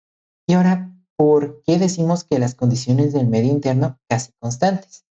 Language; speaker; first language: Spanish; native; Spanish